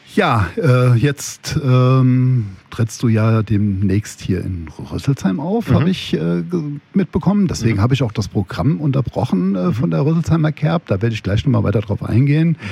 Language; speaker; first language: German; native; German